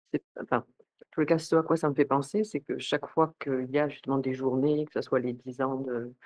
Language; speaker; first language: French; native; French